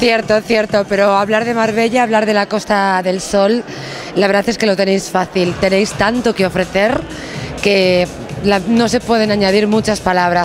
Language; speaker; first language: Spanish; native; Spanish